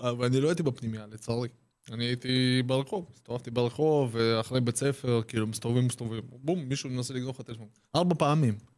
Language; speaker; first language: Hebrew; early bilingual, other home language; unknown